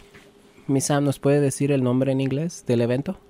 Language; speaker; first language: Spanish; native; Spanish